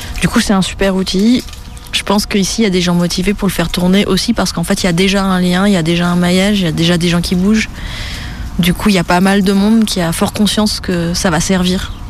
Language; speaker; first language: French; native; French